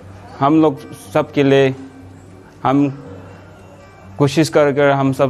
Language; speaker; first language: Hindi; non-native, local second language; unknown